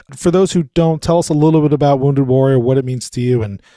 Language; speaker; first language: English; native; English